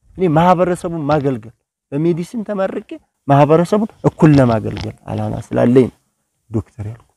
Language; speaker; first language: Amharic; native; Amharic